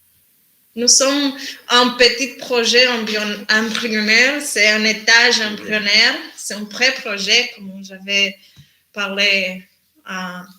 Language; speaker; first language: French; non-native, learner; Spanish